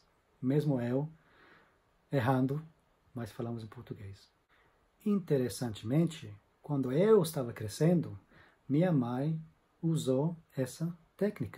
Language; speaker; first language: Portuguese; non-native, fluent; English